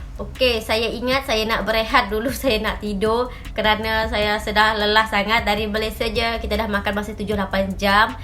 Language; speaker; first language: Malay; native; Malay